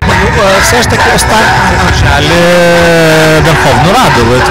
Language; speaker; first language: Ukrainian; non-native, fluent; Lithuanian